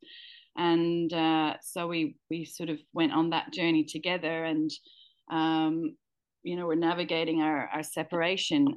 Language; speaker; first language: English; native; English